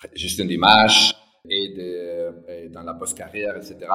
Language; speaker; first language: French; non-native, fluent; Spanish